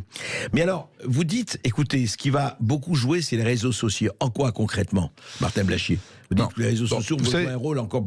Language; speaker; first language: French; native; French